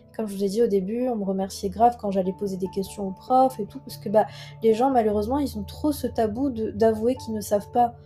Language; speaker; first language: French; non-native, local second language; Arabic